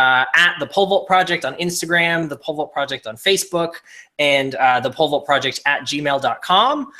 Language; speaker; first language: English; native; English